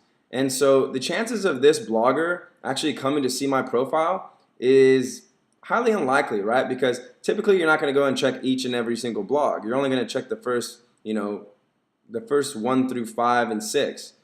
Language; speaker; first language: English; native; English